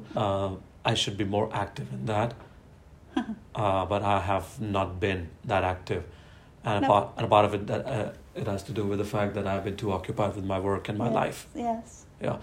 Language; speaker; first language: English; non-native, local second language; Gujarati